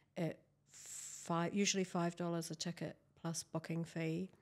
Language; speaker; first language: English; native; English